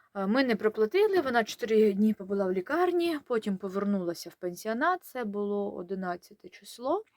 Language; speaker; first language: Ukrainian; non-native, local second language; Russian